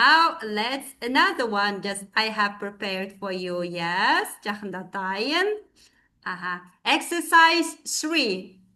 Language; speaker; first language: English; non-native, fluent; Kazakh